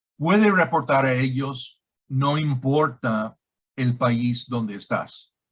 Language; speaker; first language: Spanish; non-native, learner; English